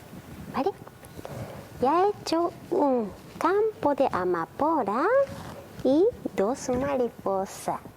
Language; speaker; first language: Spanish; non-native, learner; Japanese